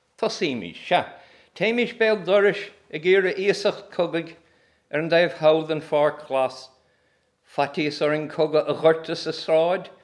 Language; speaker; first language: Irish; native; Irish